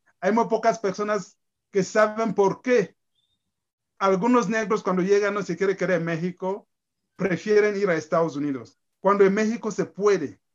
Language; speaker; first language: Spanish; native; Spanish